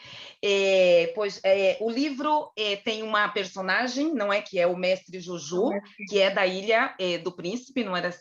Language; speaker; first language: Portuguese; native; Portuguese